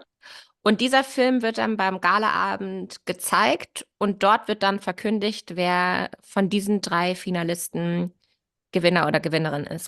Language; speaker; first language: German; native; German